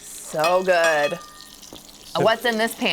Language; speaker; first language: English; native; English